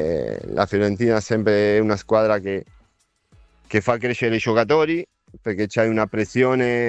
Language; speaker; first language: Italian; non-native, fluent; Spanish